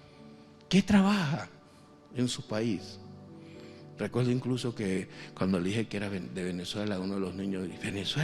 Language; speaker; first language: Spanish; native; Spanish